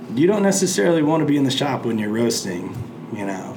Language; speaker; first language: English; native; English